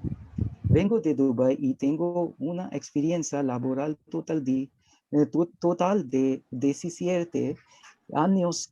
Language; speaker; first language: Spanish; non-native, learner; Hindi